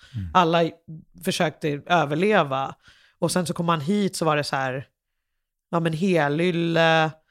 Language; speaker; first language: Swedish; early bilingual, other home language; English